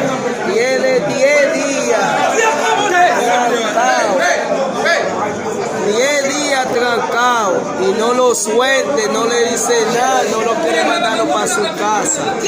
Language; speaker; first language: Spanish; non-native, fluent; Haitian Creole